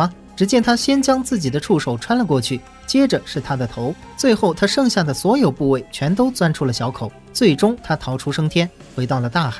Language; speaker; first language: Chinese; native; Chinese